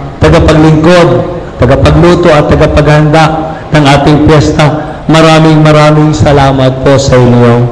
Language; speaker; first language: Filipino; native; Filipino